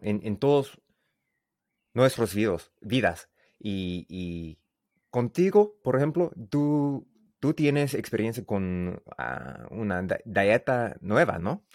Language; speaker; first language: Spanish; non-native, learner; English